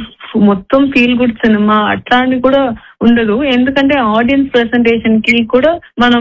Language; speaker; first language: Telugu; non-native, fluent; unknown